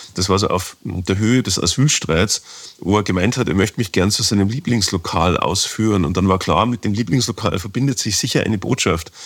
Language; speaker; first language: German; native; German